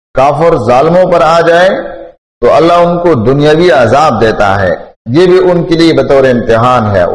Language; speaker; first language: Urdu; non-native, local second language; Pashto